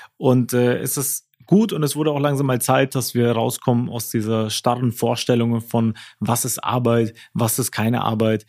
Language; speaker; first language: German; native; German